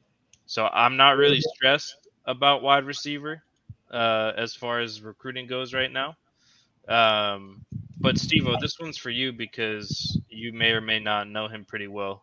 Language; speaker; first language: English; native; English